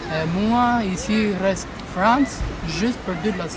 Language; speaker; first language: French; non-native, learner; Albanian